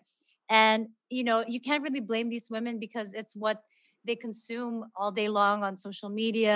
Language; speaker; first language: English; non-native, local second language; Filipino